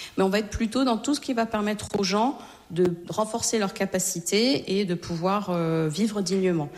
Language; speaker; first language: French; native; French